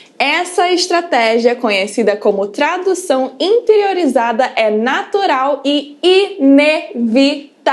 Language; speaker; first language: Portuguese; early bilingual, other home language; English